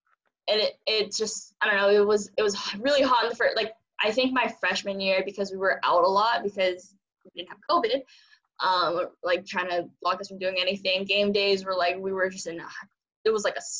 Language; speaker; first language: English; early bilingual, other home language; Cantonese